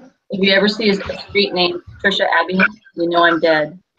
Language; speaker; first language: English; native; English